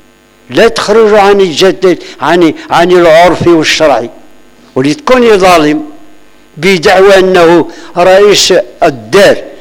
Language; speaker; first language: Arabic; non-native, local second language; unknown